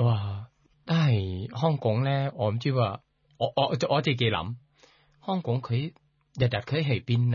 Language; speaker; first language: Cantonese; non-native, learner; Thai